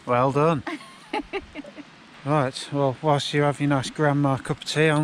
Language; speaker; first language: English; native; English